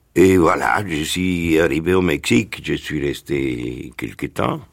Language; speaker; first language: French; non-native, fluent; Spanish